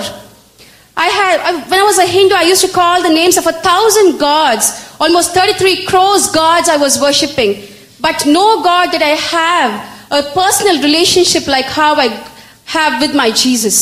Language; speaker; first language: English; non-native, local second language; Tamil